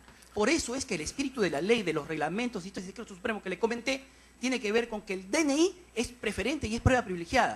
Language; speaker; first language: Spanish; native; Spanish